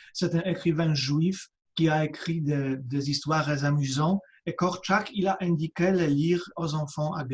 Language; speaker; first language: French; non-native, fluent; Polish